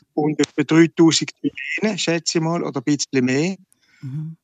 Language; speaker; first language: German; native; German